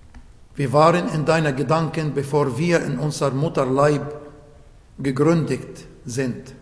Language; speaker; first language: German; non-native, fluent; Arabic